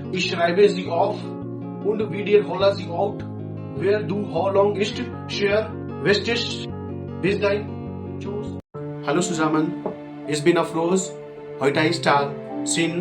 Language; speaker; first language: German; non-native, learner; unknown